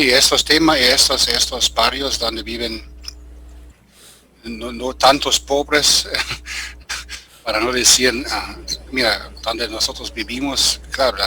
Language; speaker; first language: Spanish; non-native, fluent; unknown